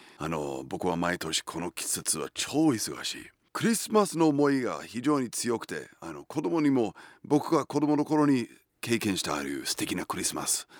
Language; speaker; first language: Japanese; non-native, fluent; English